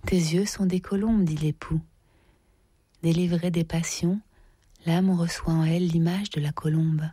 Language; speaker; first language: French; native; French